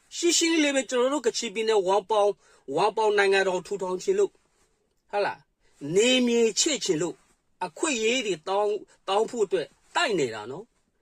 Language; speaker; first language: Burmese; non-native, local second language; Kachin